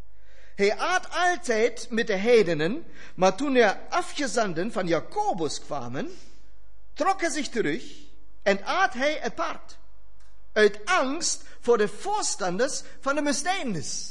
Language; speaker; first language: Dutch; non-native, fluent; German